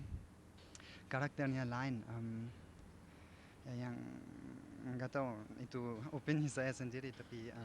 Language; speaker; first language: Indonesian; non-native, fluent; German